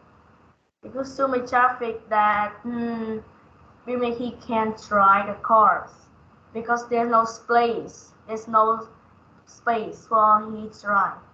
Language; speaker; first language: English; non-native, learner; Vietnamese